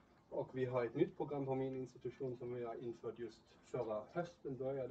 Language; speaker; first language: Swedish; non-native, fluent; German